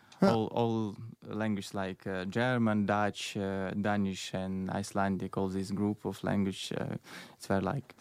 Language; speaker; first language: English; non-native, learner; Belarusian